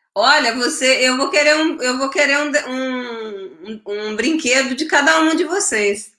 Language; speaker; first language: Portuguese; native; Portuguese